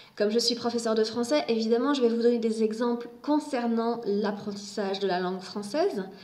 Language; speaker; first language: French; native; French